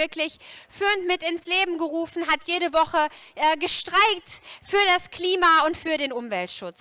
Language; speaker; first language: German; native; German